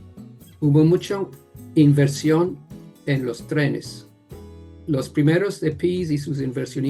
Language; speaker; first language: Spanish; non-native, fluent; English